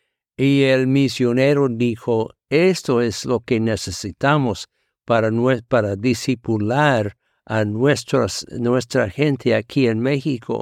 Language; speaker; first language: Spanish; non-native, fluent; English